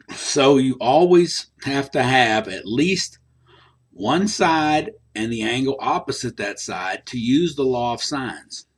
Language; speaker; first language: English; native; English